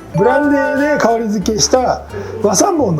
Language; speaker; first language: Japanese; native; Japanese